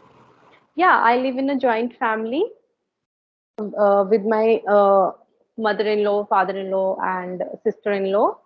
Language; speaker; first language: English; non-native, learner; Hindi